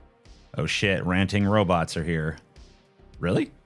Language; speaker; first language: English; native; English